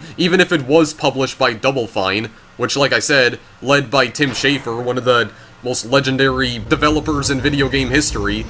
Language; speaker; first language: English; native; English